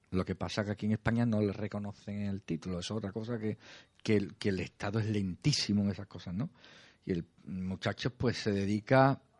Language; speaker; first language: Spanish; native; Spanish